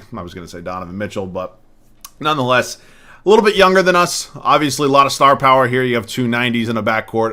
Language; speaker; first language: English; native; English